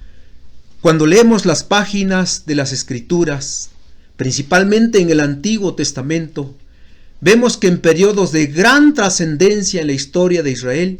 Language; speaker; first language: Spanish; native; Spanish